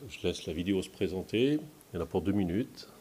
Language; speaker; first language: French; native; French